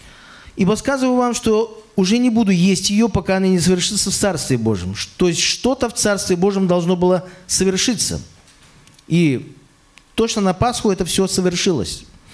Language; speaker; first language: Russian; native; Russian